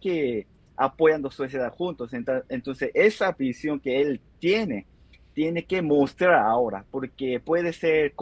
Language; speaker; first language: Spanish; non-native, fluent; Korean